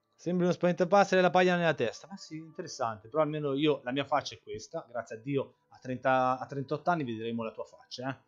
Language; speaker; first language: Italian; native; Italian